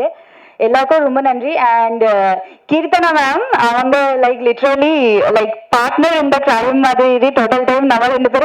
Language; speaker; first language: Tamil; non-native, fluent; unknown